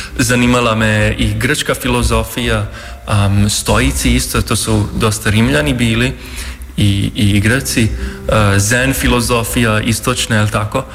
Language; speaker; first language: Croatian; early bilingual, heritage; Croatian